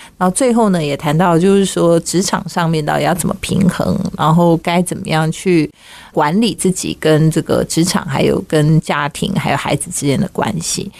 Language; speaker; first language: Chinese; native; Chinese